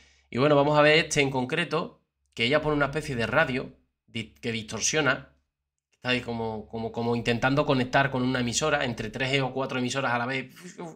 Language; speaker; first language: Spanish; native; Spanish